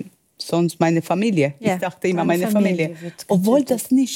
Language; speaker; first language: German; non-native, learner; Spanish